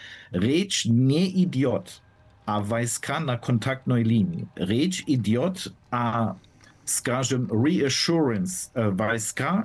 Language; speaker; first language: Russian; non-native, fluent; German